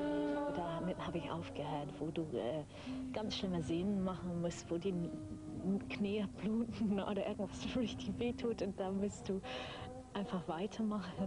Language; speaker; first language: German; non-native, fluent; English